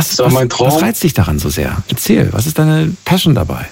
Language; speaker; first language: German; native; German